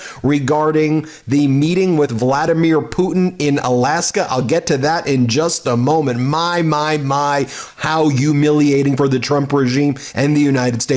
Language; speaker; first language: English; native; English